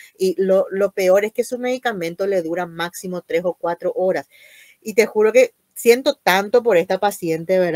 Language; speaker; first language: Spanish; native; Spanish